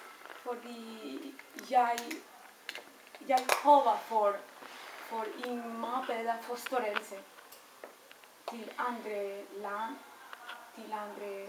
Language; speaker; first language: Danish; non-native, learner; Spanish